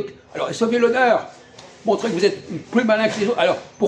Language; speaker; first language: French; native; French